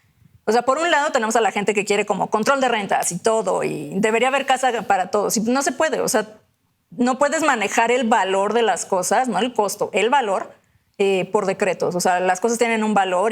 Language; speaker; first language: Spanish; native; Spanish